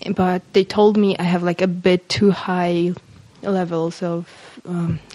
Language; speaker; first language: English; non-native, fluent; Polish